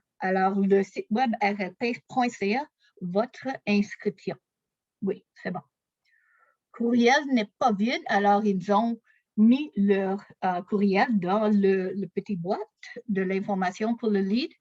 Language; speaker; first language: French; non-native, local second language; English